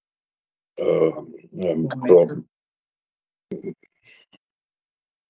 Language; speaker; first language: English; native; English